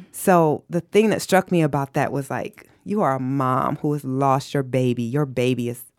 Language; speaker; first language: English; native; English